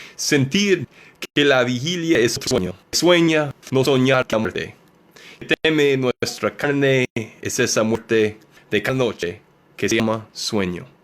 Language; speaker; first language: Spanish; non-native, learner; English